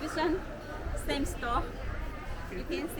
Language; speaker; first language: English; non-native, learner; Vietnamese